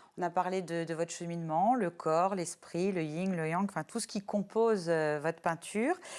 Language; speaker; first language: French; native; French